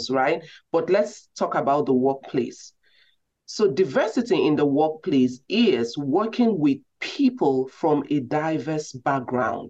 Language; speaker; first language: English; non-native, local second language; Igbo